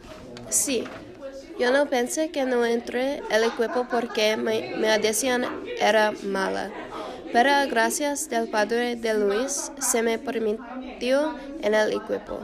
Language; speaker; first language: Spanish; non-native, learner; English